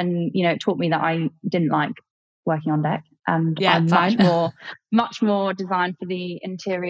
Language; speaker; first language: English; native; English